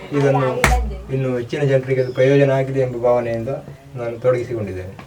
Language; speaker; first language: Kannada; non-native, local second language; Malayalam